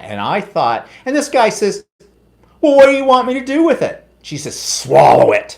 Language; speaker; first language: English; native; English